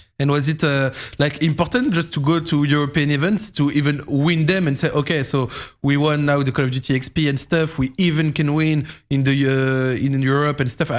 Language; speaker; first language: English; non-native, fluent; French